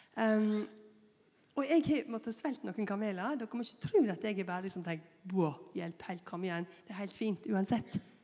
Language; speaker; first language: Norwegian; native; Norwegian